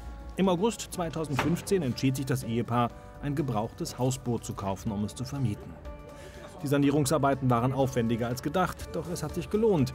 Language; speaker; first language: German; native; German